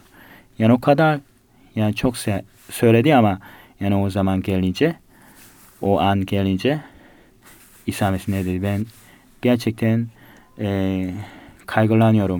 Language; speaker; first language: Turkish; non-native, fluent; Korean